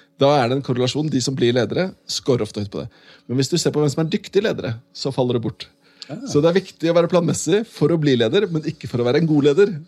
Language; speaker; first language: Norwegian; native; Norwegian